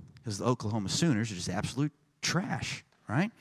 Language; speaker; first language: English; native; English